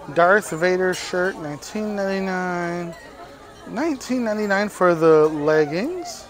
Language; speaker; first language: English; native; English